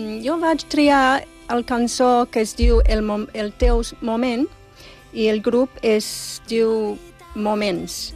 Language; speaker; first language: Catalan; non-native, fluent; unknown